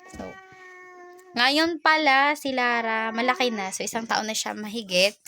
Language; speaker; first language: Filipino; non-native, local second language; Cebuano